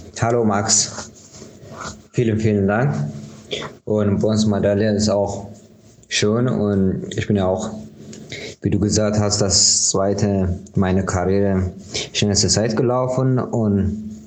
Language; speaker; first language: German; non-native, fluent; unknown